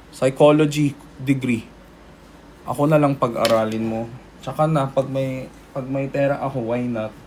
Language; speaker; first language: Filipino; early bilingual, other home language; Korean